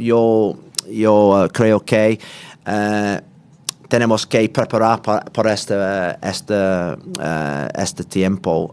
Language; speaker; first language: Spanish; non-native, learner; English